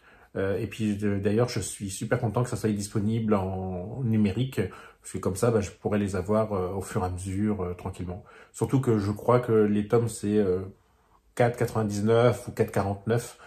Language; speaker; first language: French; native; French